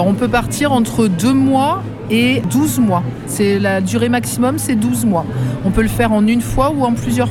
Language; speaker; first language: French; native; French